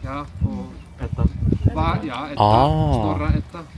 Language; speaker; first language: Swedish; non-native, fluent; Icelandic